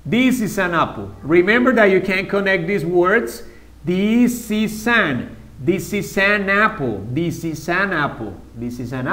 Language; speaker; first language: English; non-native, fluent; Spanish